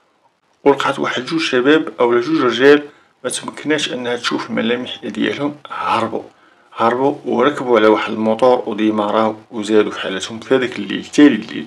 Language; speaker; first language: Arabic; native; Arabic